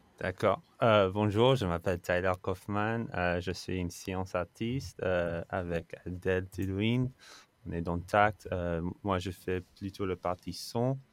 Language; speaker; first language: French; non-native, fluent; English